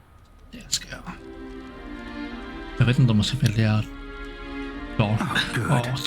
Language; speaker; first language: Swedish; non-native, learner; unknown